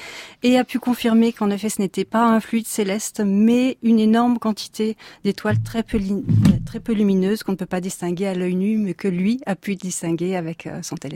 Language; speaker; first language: French; native; French